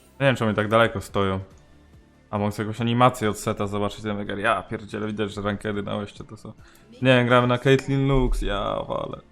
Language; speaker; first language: Polish; native; Polish